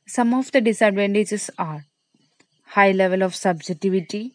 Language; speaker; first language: English; non-native, local second language; Malayalam